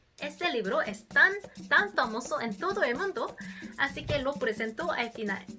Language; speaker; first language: Spanish; non-native, learner; Korean